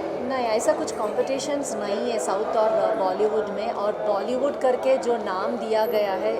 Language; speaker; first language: Hindi; non-native, local second language; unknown